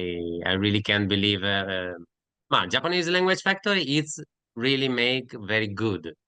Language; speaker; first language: English; non-native, learner; Italian